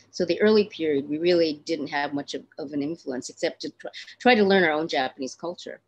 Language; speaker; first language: English; native; English